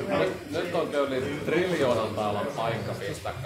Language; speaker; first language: Finnish; native; Finnish